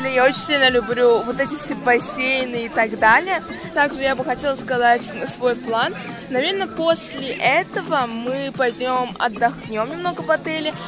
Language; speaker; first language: Russian; non-native, local second language; Azerbaijani